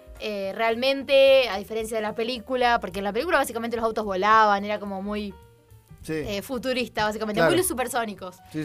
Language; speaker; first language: Spanish; native; Spanish